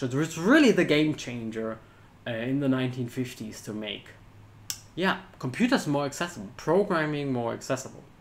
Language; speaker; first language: English; non-native, fluent; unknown